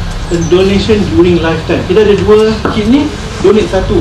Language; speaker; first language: English; non-native, local second language; Malay